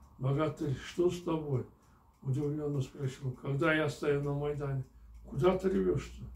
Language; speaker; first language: Russian; non-native, local second language; Kyrgyz